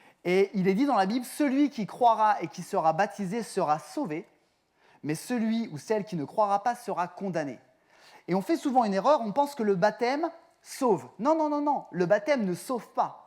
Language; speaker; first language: French; native; French